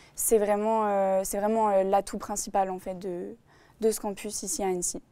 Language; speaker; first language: French; native; French